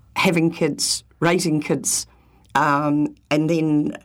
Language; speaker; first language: English; native; English